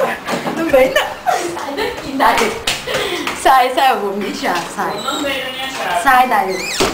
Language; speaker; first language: Portuguese; native; Portuguese